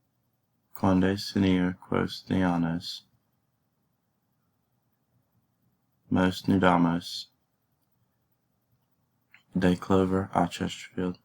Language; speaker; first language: Spanish; non-native, learner; English